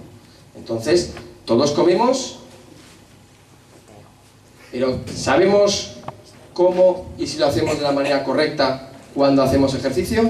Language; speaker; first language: Spanish; native; Spanish